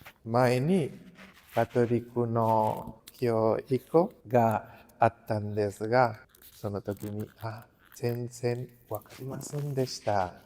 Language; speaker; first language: Japanese; non-native, learner; Spanish